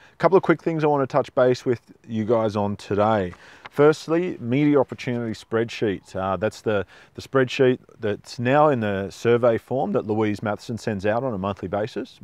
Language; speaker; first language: English; native; English